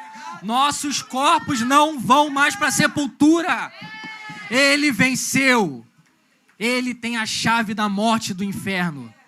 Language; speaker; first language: Portuguese; native; Portuguese